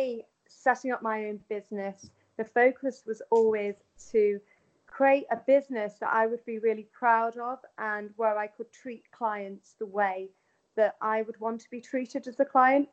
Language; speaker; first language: English; native; English